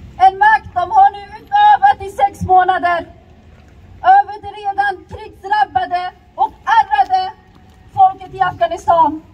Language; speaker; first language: Swedish; early bilingual, other home language; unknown